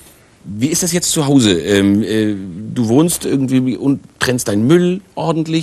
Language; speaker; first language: German; native; German